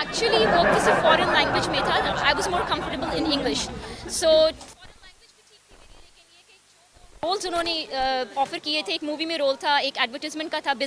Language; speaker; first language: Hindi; early bilingual, heritage; Urdu